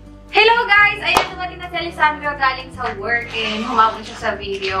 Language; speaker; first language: Filipino; native; Filipino